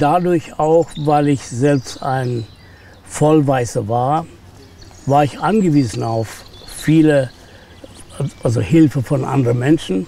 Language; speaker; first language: German; non-native, fluent; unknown